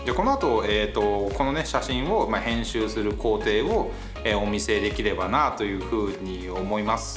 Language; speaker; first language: Japanese; native; Japanese